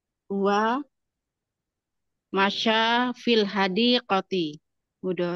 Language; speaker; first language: Arabic; non-native, learner; Indonesian